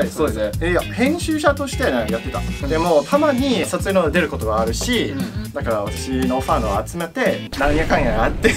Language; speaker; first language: Japanese; non-native, fluent; English